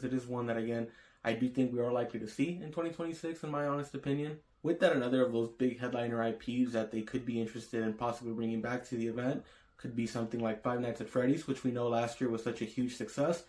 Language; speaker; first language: English; native; English